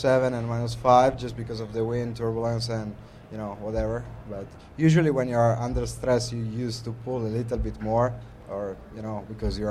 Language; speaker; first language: English; non-native, fluent; Italian